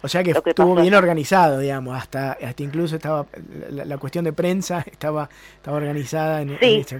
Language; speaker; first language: Spanish; native; Spanish